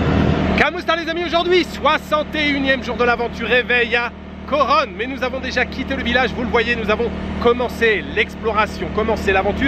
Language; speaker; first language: French; native; French